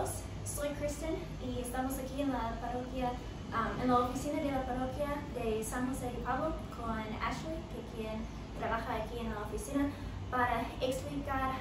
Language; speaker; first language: Spanish; non-native, learner; English